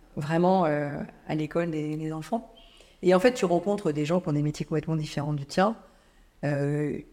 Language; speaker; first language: French; native; French